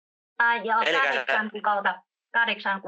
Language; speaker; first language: Finnish; non-native, learner; Vietnamese